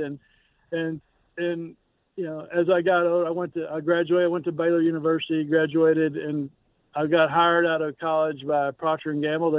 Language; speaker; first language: English; native; English